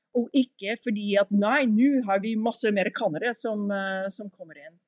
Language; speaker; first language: Norwegian; early bilingual, heritage; English